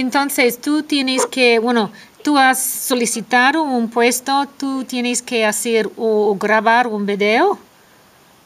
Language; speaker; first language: Spanish; non-native, fluent; English